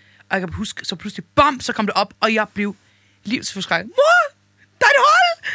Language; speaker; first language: Danish; non-native, local second language; Faroese